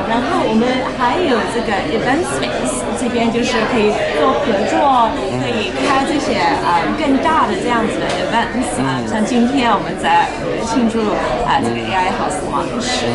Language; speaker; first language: Chinese; early bilingual, heritage; Chinese